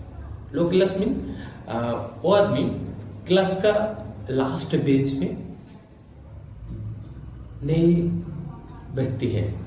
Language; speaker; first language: Hindi; non-native, local second language; Bangla